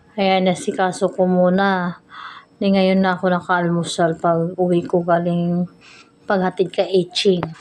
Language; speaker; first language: Filipino; non-native, local second language; Cebuano